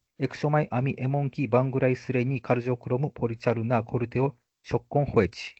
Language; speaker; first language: Bangla; non-native, fluent; Japanese